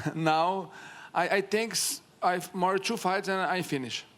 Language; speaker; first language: English; non-native, learner; Portuguese